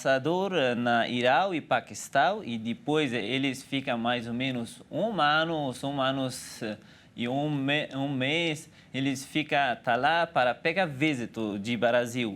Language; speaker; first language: Portuguese; non-native, learner; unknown